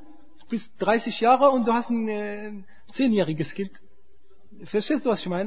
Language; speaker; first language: German; non-native, fluent; Arabic